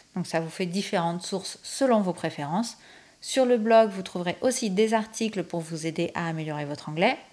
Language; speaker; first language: French; native; French